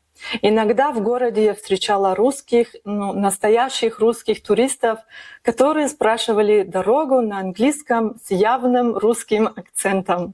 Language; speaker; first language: Russian; early bilingual, heritage; Russian